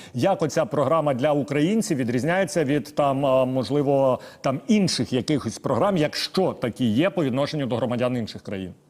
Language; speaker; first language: Ukrainian; native; Ukrainian